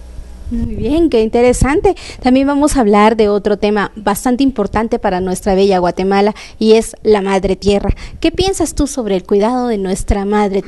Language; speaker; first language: Spanish; native; Spanish